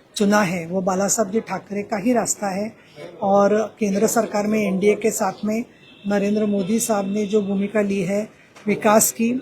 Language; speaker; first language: Hindi; non-native, local second language; Marathi